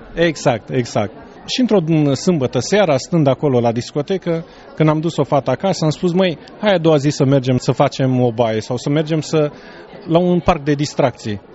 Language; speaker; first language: Romanian; native; Romanian